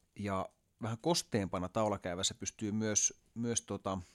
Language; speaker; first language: Finnish; native; Finnish